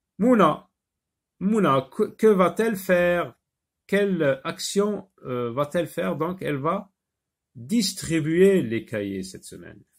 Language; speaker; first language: French; non-native, local second language; Arabic